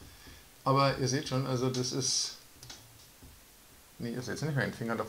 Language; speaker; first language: German; native; German